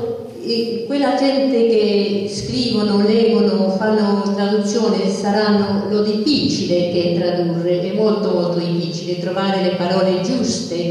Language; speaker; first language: Italian; non-native, fluent; English